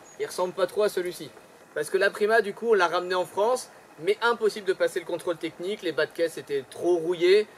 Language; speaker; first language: French; native; French